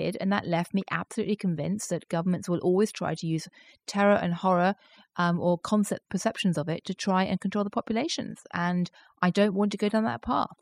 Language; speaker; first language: English; native; English